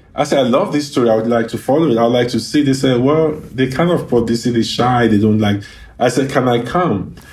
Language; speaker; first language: English; non-native, local second language; Yoruba